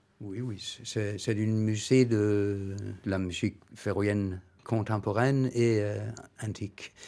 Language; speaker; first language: French; non-native, learner; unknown